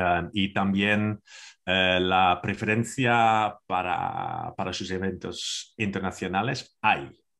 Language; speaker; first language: Spanish; non-native, fluent; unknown